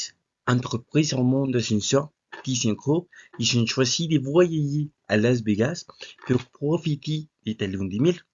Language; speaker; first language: French; non-native, learner; Spanish